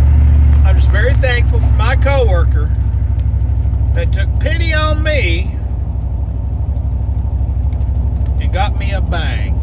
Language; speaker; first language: English; native; English